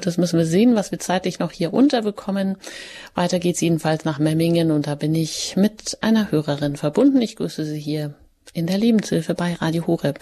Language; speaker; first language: German; native; German